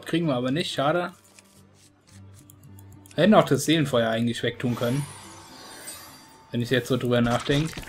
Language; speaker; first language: German; native; German